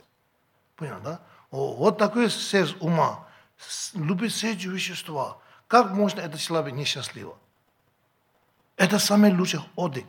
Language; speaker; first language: Russian; non-native, learner; Tibetan